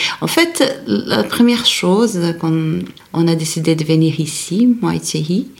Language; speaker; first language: French; non-native, fluent; Portuguese